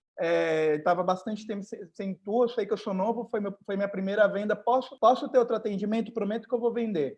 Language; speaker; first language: Portuguese; native; Portuguese